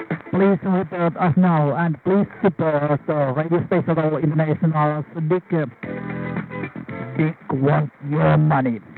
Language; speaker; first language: English; non-native, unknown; Finnish